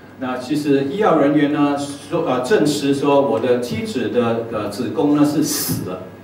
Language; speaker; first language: Chinese; native; Chinese